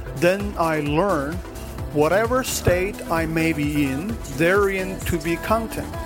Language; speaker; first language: English; non-native, fluent; Chinese